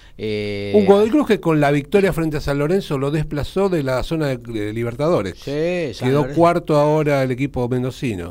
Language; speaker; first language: Spanish; native; Spanish